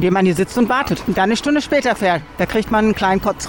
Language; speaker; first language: German; native; German